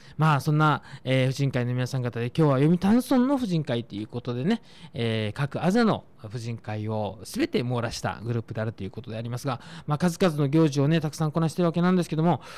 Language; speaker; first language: Japanese; native; Japanese